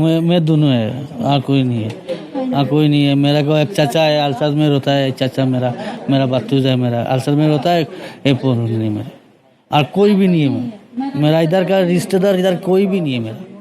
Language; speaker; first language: Hindi; non-native, local second language; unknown